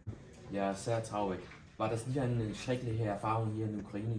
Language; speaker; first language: German; non-native, learner; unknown